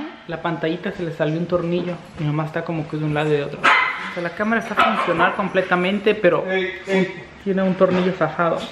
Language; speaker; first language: Spanish; native; Spanish